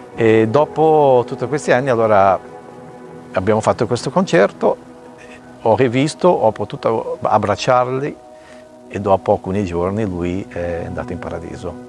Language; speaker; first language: Italian; non-native, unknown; Portuguese